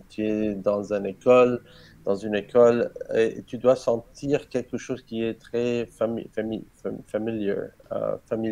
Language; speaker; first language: French; non-native, learner; Arabic